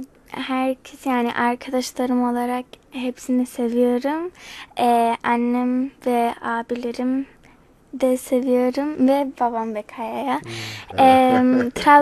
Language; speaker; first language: Turkish; non-native, learner; English